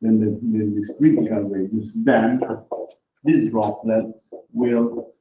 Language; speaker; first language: English; non-native, fluent; Italian